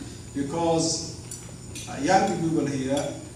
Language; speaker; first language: English; non-native, learner; Somali